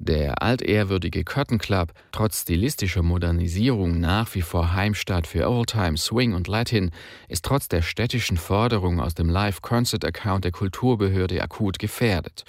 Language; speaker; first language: German; native; German